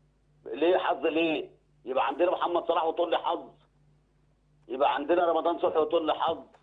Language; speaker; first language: Arabic; native; Arabic